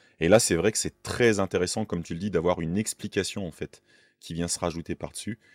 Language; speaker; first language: French; native; French